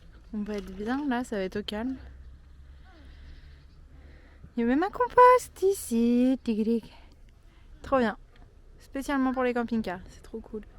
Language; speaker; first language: French; native; French